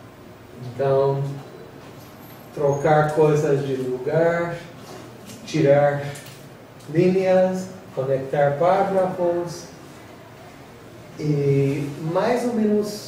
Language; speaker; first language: Portuguese; non-native, learner; English